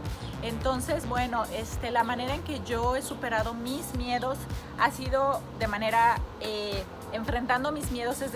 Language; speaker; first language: Spanish; native; Spanish